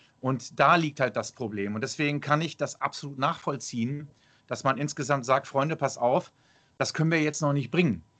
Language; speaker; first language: German; early bilingual, other home language; Arabic